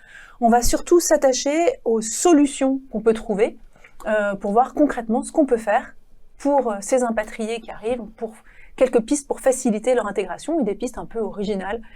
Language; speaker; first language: French; native; French